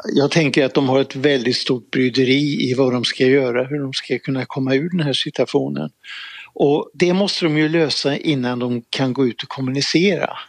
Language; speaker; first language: Swedish; native; Swedish